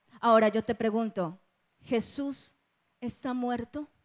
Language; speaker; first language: Spanish; native; Spanish